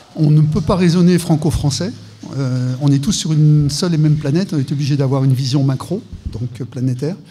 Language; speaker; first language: French; native; French